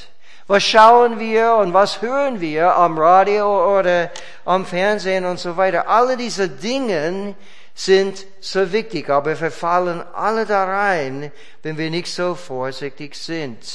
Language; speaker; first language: German; non-native, fluent; English